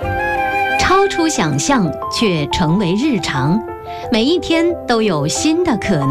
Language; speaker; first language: Chinese; native; Chinese